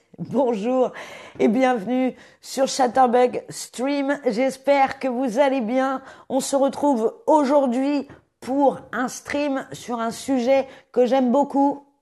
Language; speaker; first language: French; native; French